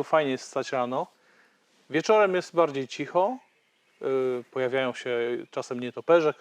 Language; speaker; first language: Polish; native; Polish